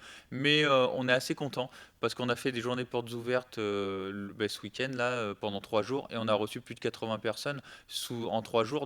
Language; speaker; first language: French; native; French